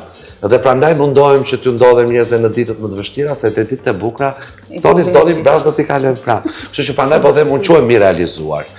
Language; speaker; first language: Albanian; native; Albanian